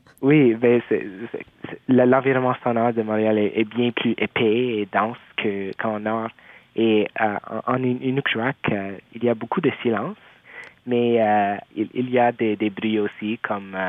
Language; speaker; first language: French; non-native, local second language; English